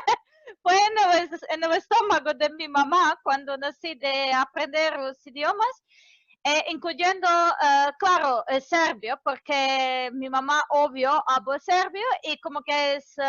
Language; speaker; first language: Spanish; non-native, fluent; Serbian